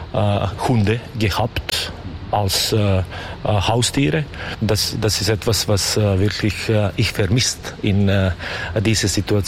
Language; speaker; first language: German; non-native, learner; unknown